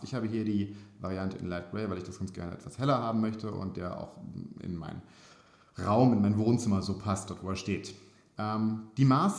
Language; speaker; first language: German; native; German